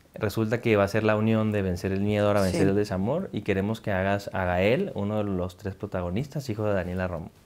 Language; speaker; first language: Spanish; native; Spanish